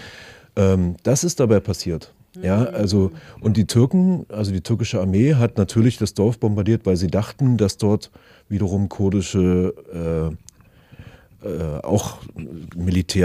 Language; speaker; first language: German; native; German